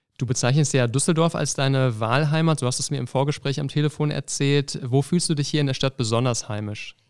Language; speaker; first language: German; native; German